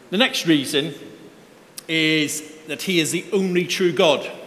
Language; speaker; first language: English; native; English